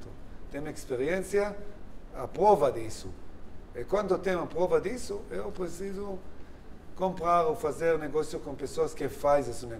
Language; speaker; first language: Portuguese; non-native, learner; Hebrew